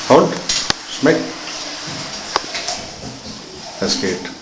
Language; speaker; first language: German; non-native, fluent; Hindi